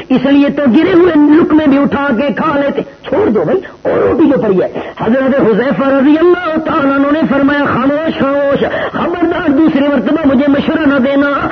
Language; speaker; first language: Urdu; non-native, local second language; Saraiki